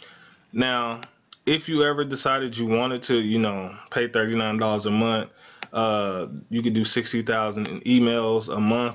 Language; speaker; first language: English; native; English